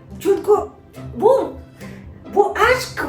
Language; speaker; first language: Turkish; non-native, learner; Russian